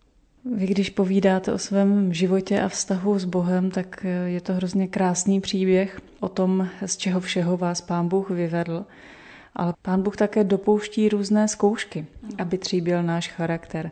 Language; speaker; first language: Czech; native; Czech